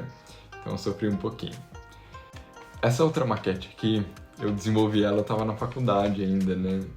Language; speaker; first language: Portuguese; native; Portuguese